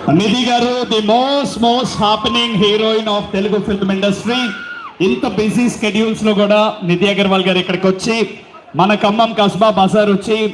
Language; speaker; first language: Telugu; native; Telugu